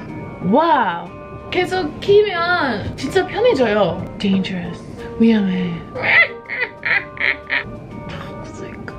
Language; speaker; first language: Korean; non-native, fluent; English